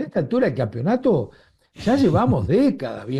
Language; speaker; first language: Spanish; native; Spanish